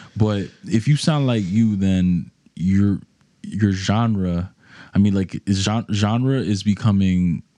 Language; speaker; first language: English; native; English